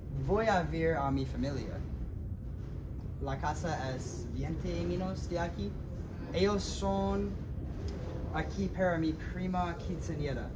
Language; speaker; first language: Spanish; non-native, learner; English